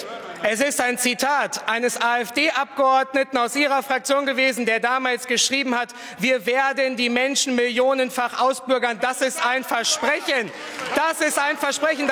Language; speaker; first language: German; native; German